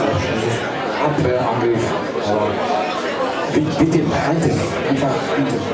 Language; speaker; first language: German; non-native, learner; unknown